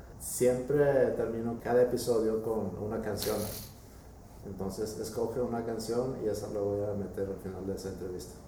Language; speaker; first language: Spanish; non-native, fluent; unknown